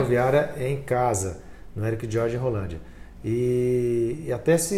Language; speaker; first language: Portuguese; native; Portuguese